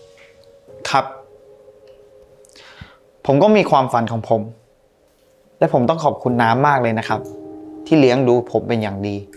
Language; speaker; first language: Thai; native; Thai